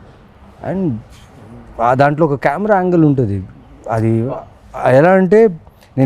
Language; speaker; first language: Telugu; native; Telugu